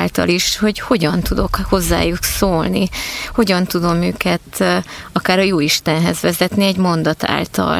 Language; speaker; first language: Hungarian; native; Hungarian